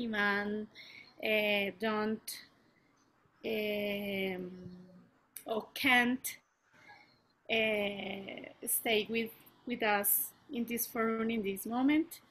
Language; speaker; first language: English; non-native, learner; Spanish